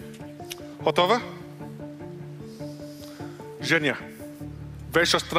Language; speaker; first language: Ukrainian; non-native, learner; English